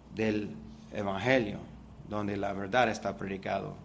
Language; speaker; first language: Spanish; non-native, fluent; English